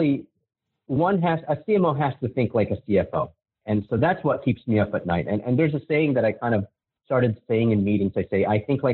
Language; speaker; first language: English; non-native, local second language; Filipino